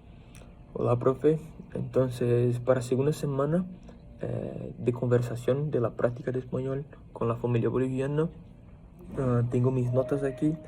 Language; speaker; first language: Spanish; non-native, fluent; Portuguese